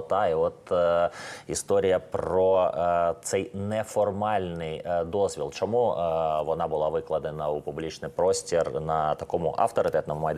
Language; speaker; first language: Ukrainian; native; Ukrainian